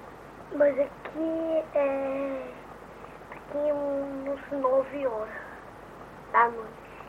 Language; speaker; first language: Portuguese; early bilingual, heritage; Portuguese